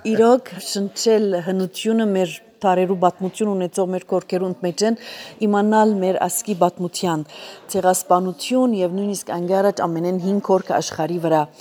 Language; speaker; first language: Armenian; early bilingual, heritage; Armenian